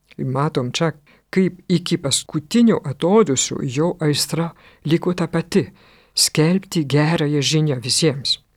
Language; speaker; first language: Lithuanian; non-native, fluent; French